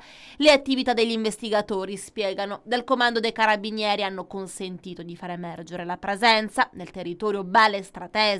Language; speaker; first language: Italian; native; Italian